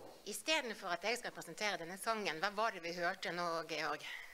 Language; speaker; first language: Norwegian; native; Norwegian